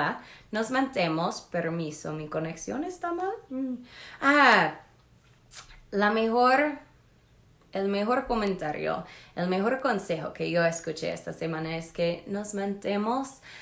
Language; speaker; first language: Spanish; non-native, fluent; English